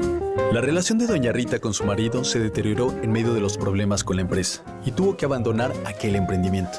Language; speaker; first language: Spanish; native; Spanish